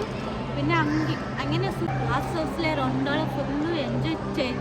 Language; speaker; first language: Malayalam; non-native, learner; Kannada